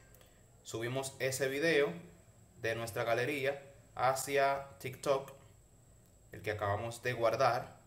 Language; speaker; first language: Spanish; native; Spanish